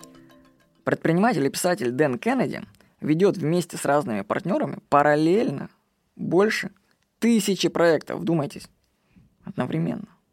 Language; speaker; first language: Russian; native; Russian